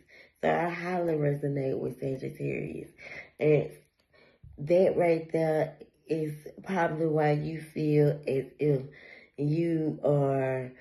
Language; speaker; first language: English; native; English